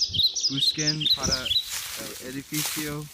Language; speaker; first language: Spanish; non-native, learner; English